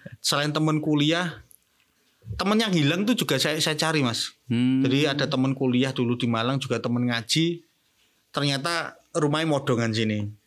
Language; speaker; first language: Indonesian; non-native, local second language; Javanese